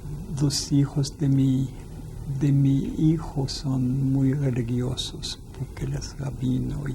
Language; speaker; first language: Spanish; non-native, fluent; Yiddish